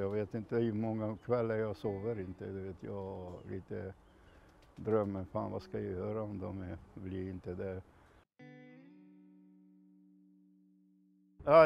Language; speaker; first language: Swedish; non-native, fluent; Macedonian